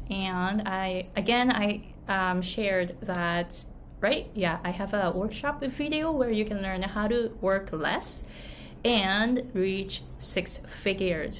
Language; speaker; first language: English; non-native, fluent; Japanese